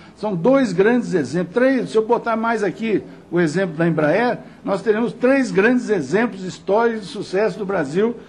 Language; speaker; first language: Portuguese; native; Portuguese